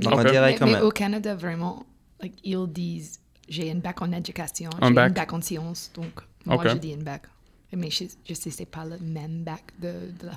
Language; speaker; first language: French; non-native, fluent; English